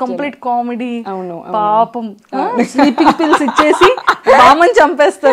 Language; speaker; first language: Telugu; native; Telugu